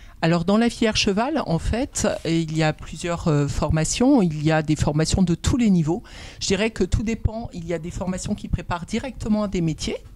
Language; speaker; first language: French; native; French